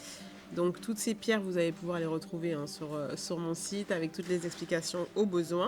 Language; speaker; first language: French; native; French